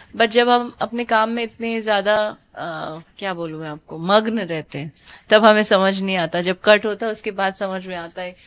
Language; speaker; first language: Hindi; non-native, local second language; Bangla